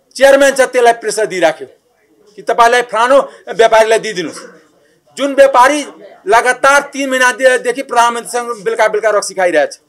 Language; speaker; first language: Nepali; non-native, local second language; Maithili